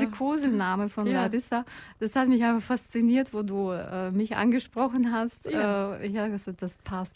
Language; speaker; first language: German; non-native, fluent; Russian